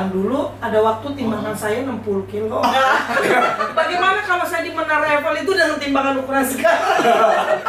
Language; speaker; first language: Indonesian; native; Indonesian